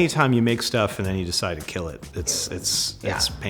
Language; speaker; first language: English; native; English